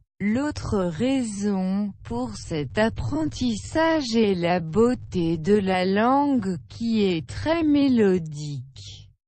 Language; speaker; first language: French; non-native, learner; Russian